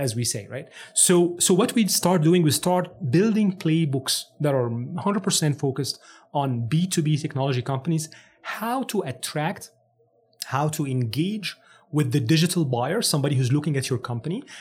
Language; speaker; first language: English; non-native, fluent; Arabic